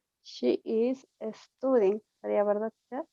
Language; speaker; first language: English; non-native, learner; Spanish